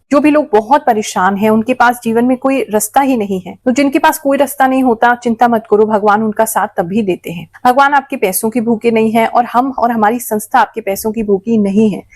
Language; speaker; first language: Hindi; native; Hindi